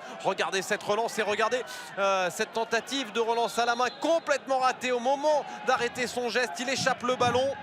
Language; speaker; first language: French; native; French